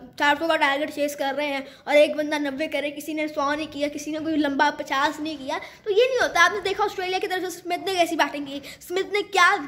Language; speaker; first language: Urdu; native; Urdu